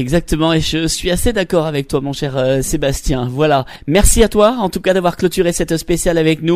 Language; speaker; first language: French; native; French